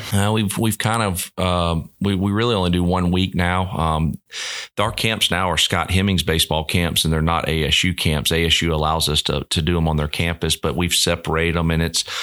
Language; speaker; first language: English; native; English